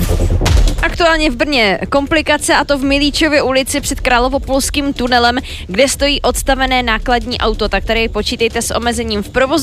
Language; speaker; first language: Czech; native; Czech